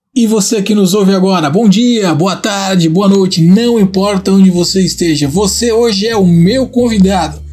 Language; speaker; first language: Portuguese; non-native, fluent; Italian